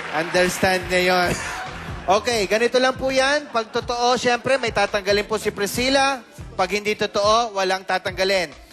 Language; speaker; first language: Filipino; native; Filipino